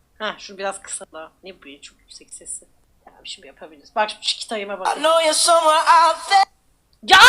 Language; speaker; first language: Turkish; native; Turkish